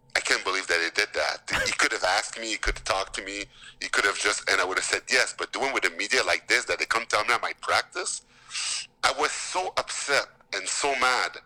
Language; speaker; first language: English; native; English